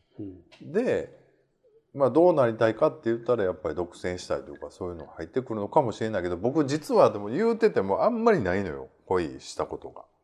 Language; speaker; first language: Japanese; native; Japanese